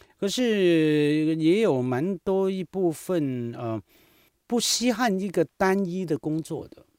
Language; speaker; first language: Chinese; non-native, local second language; Cantonese